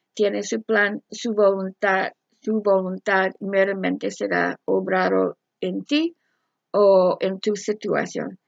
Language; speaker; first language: Spanish; non-native, fluent; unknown